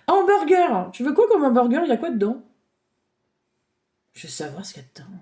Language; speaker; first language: French; native; French